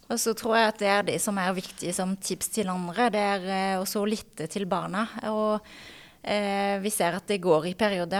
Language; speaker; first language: Norwegian; non-native, fluent; French